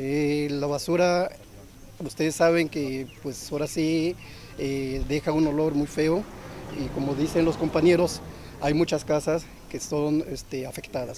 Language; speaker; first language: Spanish; native; Spanish